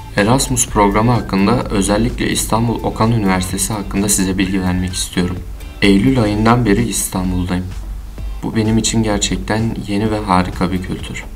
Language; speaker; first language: Turkish; non-native, learner; French